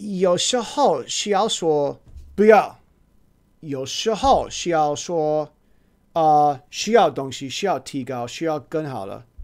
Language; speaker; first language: Chinese; non-native, learner; English